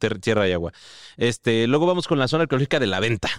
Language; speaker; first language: Spanish; native; Spanish